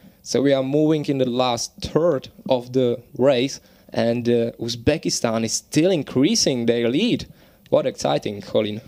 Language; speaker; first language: English; non-native, fluent; Czech